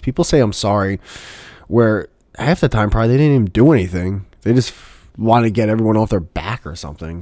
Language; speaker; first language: English; native; English